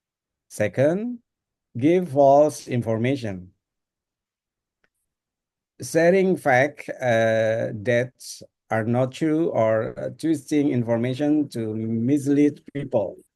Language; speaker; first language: English; non-native, learner; Indonesian